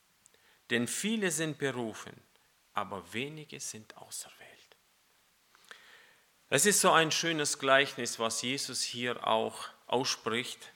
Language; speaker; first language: German; non-native, fluent; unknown